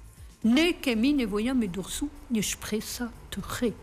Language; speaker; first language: Albanian; non-native, learner; French